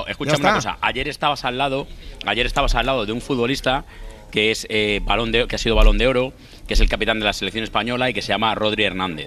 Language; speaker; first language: Spanish; native; Spanish